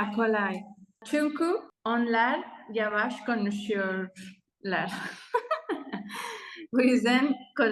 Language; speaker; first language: Turkish; non-native, learner; Spanish